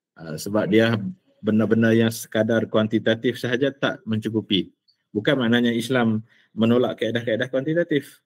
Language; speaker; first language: Malay; native; Malay